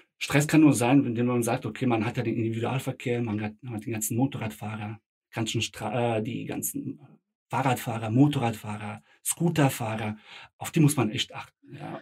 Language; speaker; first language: German; early bilingual, other home language; Bosnian